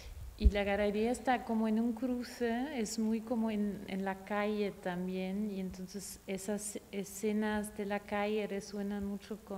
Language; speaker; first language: Spanish; non-native, fluent; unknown